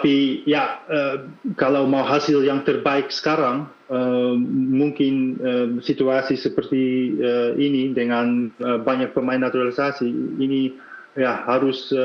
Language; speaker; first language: Indonesian; non-native, fluent; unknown